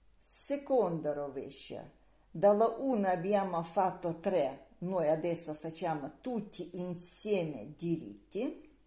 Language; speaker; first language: Italian; non-native, learner; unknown